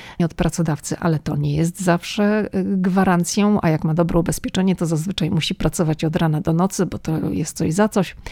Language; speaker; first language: Polish; native; Polish